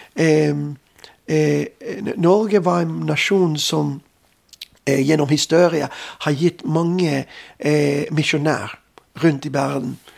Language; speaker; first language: Norwegian; non-native, fluent; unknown